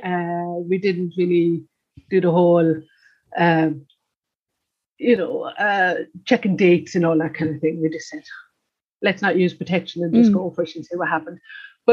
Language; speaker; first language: English; native; English